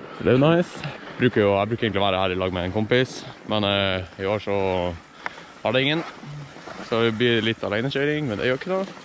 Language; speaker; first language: Norwegian; native; Norwegian